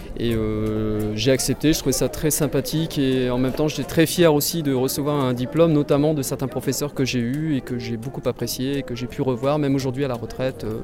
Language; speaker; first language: French; native; French